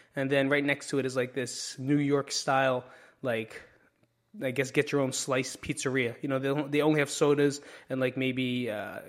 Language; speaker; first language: English; early bilingual, other home language; Filipino